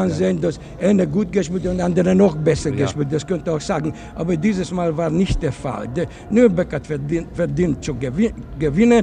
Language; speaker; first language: German; non-native, fluent; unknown